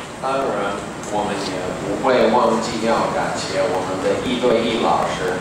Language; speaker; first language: Chinese; non-native, fluent; English